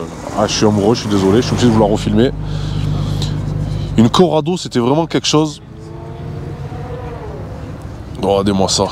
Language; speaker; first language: French; native; French